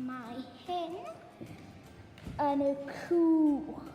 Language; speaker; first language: Welsh; non-native, local second language; English